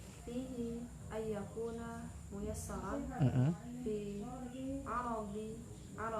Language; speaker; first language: Arabic; non-native, fluent; Indonesian